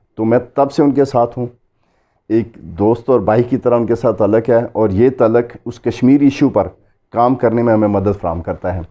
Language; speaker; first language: Urdu; non-native, local second language; Pahari-Potwari